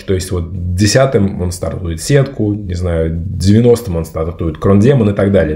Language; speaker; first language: Russian; native; Russian